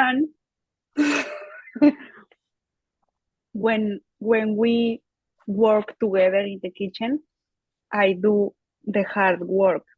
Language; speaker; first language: English; non-native, learner; Spanish